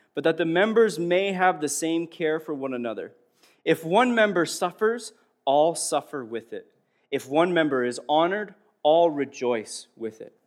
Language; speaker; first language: English; native; English